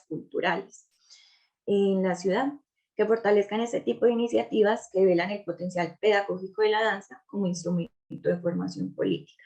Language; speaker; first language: Spanish; native; Spanish